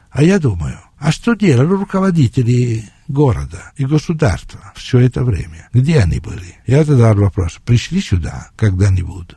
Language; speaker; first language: Russian; non-native, fluent; Italian